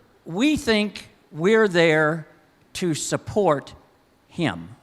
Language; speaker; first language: English; native; English